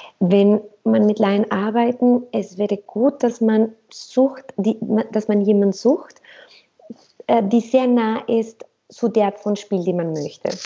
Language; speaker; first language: German; non-native, fluent; Spanish